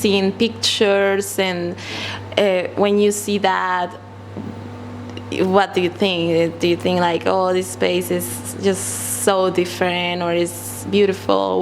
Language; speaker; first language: English; non-native, fluent; Spanish